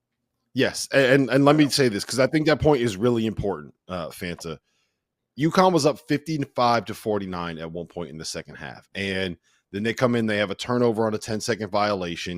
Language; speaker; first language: English; native; English